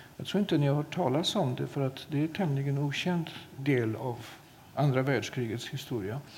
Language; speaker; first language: Swedish; non-native, fluent; Polish